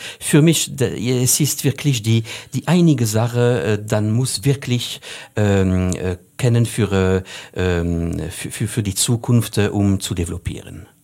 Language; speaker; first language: German; non-native, fluent; French